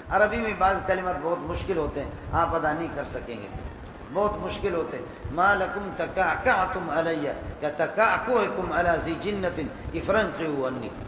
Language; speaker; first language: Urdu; non-native, local second language; Brahui